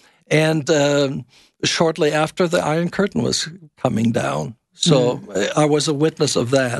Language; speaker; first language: English; non-native, fluent; German